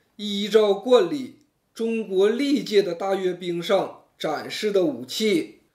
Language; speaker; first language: Chinese; native; Chinese